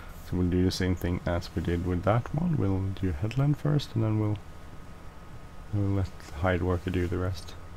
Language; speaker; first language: English; non-native, fluent; Swedish